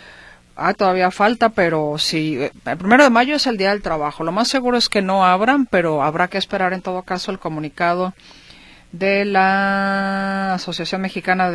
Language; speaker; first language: Spanish; native; Spanish